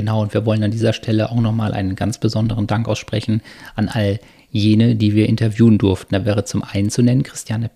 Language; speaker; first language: German; native; German